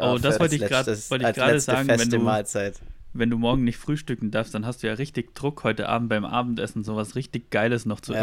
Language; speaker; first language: German; native; German